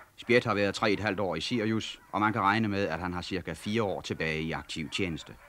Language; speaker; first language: Danish; native; Danish